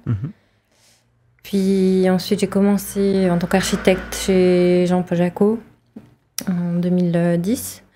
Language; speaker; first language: French; native; French